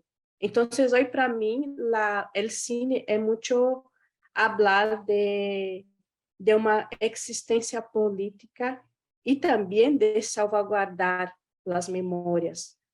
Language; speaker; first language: Spanish; non-native, fluent; Guarani